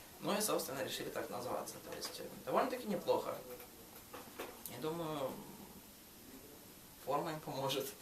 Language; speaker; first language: Russian; native; Russian